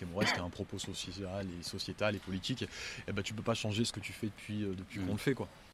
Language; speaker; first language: French; native; French